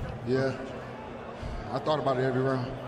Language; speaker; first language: English; native; English